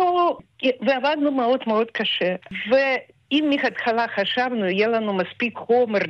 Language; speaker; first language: Hebrew; non-native, fluent; Russian